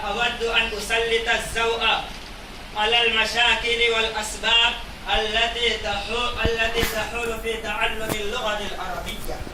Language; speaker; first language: Arabic; non-native, learner; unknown